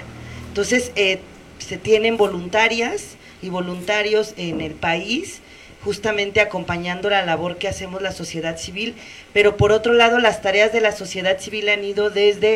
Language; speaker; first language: Spanish; native; Spanish